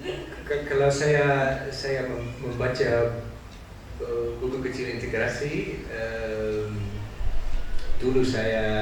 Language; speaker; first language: Indonesian; non-native, learner; Dutch